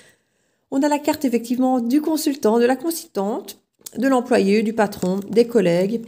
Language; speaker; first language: French; native; French